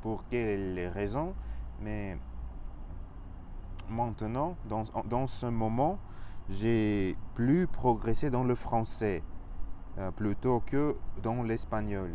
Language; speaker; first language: French; non-native, learner; Russian